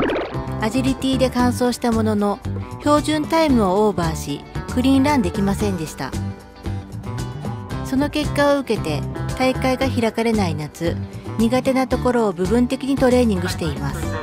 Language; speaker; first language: Japanese; native; Japanese